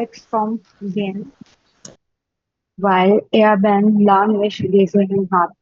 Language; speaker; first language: German; non-native, learner; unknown